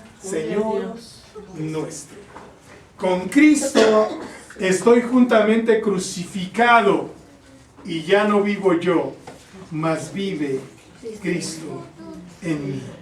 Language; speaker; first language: Spanish; native; Spanish